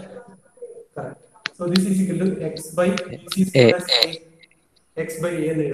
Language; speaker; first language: English; non-native, local second language; Malayalam